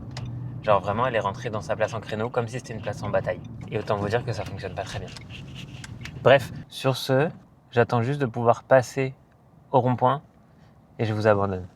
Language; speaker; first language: French; native; French